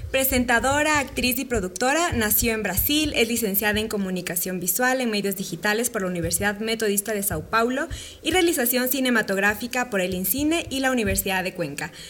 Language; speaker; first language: Spanish; native; Spanish